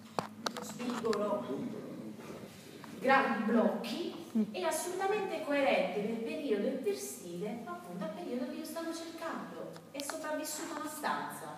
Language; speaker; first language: Italian; native; Italian